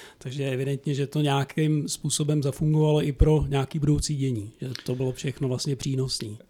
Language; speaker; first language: Czech; native; Czech